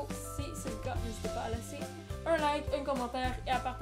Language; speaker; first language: French; native; French